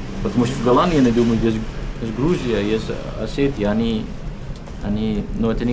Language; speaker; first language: Russian; non-native, fluent; Dutch